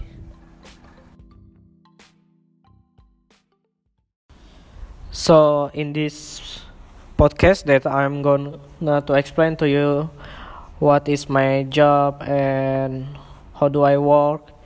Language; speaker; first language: English; non-native, learner; Indonesian